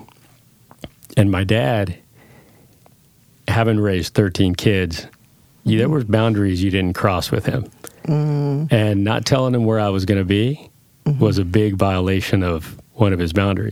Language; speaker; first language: English; early bilingual, other home language; Spanish